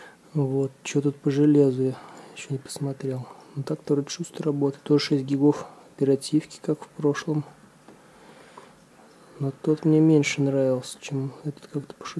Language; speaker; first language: Russian; native; Russian